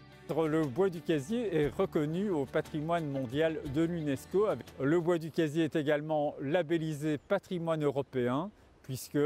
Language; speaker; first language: French; native; French